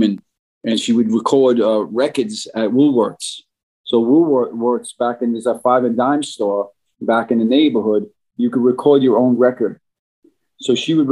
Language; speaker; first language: English; native; English